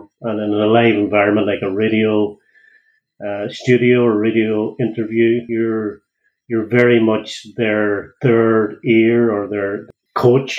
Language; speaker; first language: English; native; English